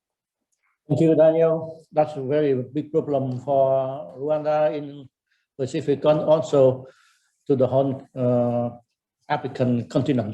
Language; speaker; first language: English; non-native, fluent; Vietnamese